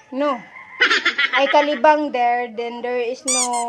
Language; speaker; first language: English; non-native, learner; Cebuano